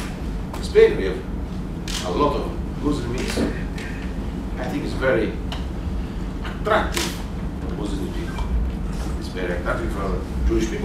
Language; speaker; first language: English; non-native, learner; Italian